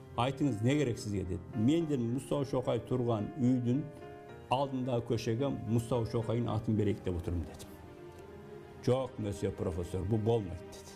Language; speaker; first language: Kazakh; early bilingual, heritage; Kazakh